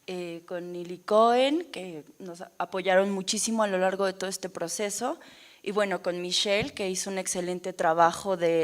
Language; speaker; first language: Spanish; native; Spanish